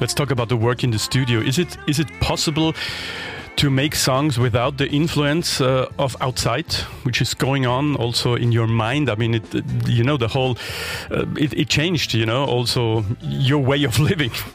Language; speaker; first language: English; non-native, fluent; German